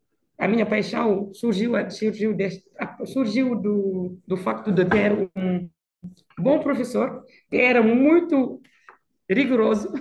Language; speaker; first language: Portuguese; non-native, fluent; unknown